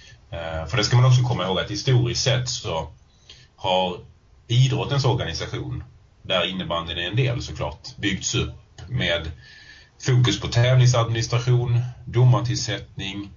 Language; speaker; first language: Swedish; native; Swedish